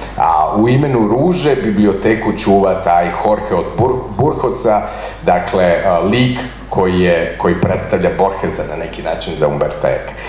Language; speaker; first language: Croatian; native; Croatian